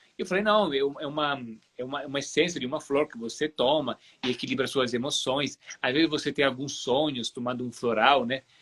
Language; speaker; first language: Portuguese; non-native, fluent; Italian